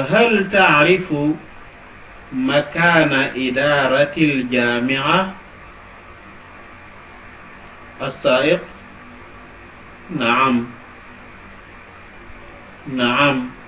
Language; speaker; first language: Arabic; non-native, fluent; Wolof